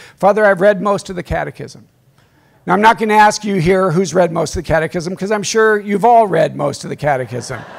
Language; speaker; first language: English; native; English